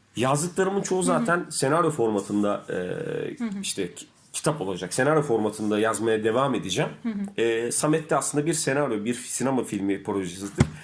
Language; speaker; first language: Turkish; native; Turkish